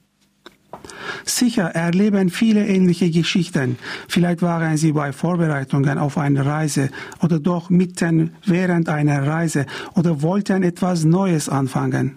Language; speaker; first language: German; non-native, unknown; Turkish